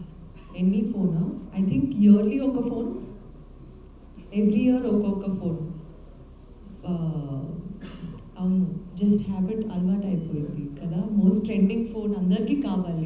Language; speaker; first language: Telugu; non-native, learner; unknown